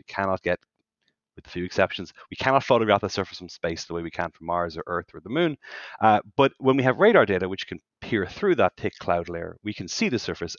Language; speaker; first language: English; native; English